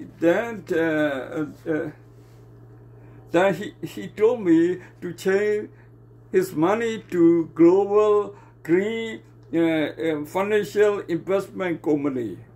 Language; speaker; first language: English; non-native, learner; Burmese